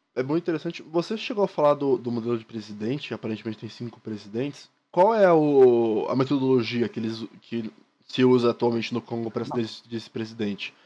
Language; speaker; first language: Portuguese; native; Portuguese